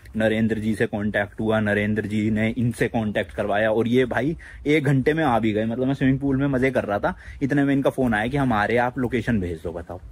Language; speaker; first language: Hindi; native; Hindi